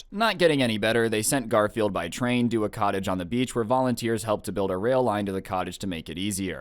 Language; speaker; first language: English; native; English